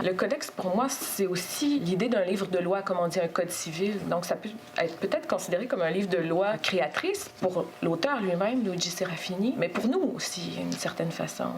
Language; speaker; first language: French; native; French